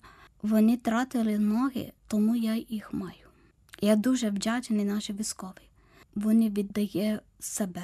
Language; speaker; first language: Ukrainian; non-native, learner; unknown